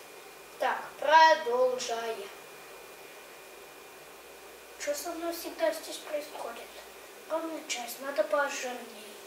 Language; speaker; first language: Russian; early bilingual, heritage; Russian